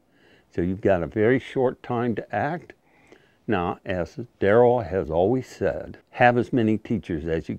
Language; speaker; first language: English; native; English